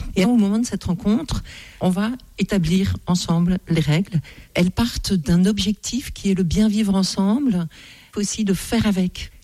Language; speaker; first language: French; native; French